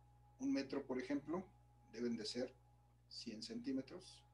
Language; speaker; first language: Spanish; native; Spanish